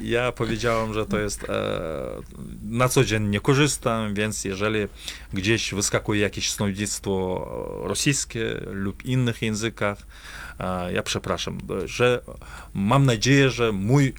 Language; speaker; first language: Polish; non-native, fluent; Russian